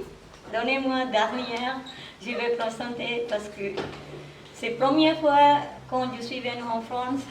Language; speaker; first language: French; non-native, learner; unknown